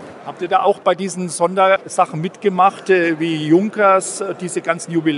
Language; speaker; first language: German; native; German